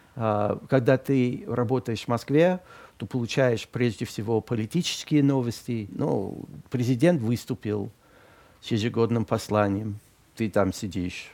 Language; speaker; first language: Russian; non-native, fluent; English